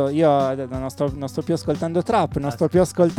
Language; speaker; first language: Italian; native; Italian